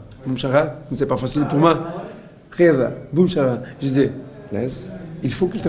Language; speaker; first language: French; non-native, learner; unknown